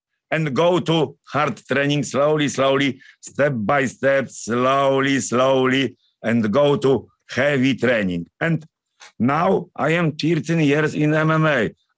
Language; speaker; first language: English; non-native, learner; Polish